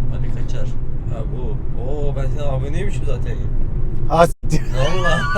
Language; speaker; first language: Turkish; native; Turkish